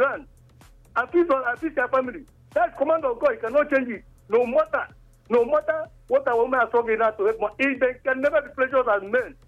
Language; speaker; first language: English; non-native, local second language; Igbo